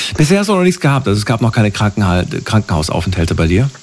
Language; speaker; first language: German; native; German